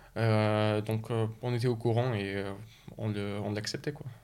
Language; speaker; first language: French; early bilingual, other home language; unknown